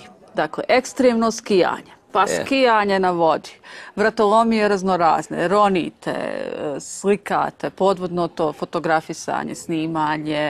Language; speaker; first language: Serbian; native; Serbian